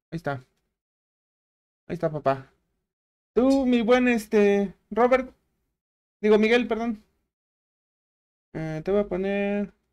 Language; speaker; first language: Spanish; native; Spanish